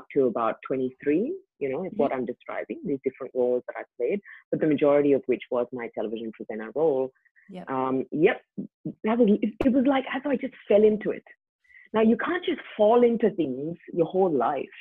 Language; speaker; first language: English; native; English